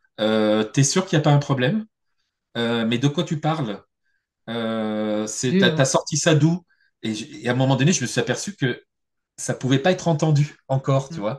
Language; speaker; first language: French; native; French